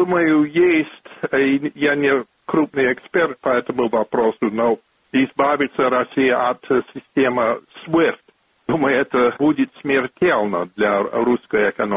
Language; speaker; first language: Russian; non-native, fluent; English